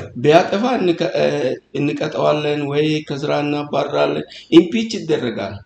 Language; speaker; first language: Amharic; non-native, local second language; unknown